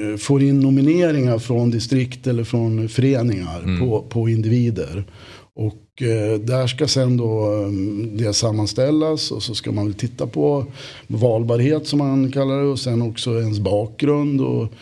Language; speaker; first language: Swedish; native; Swedish